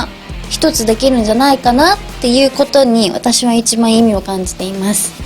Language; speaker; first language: Japanese; native; Japanese